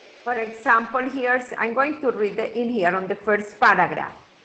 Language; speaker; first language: English; non-native, fluent; Spanish